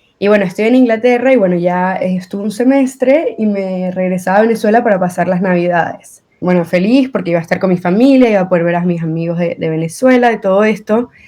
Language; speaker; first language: Spanish; native; Spanish